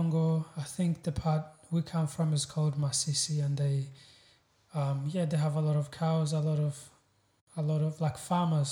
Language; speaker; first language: English; non-native, local second language; Kinyarwanda